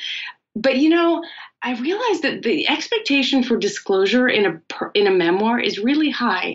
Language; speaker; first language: English; native; English